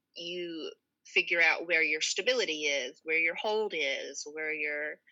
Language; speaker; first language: English; native; English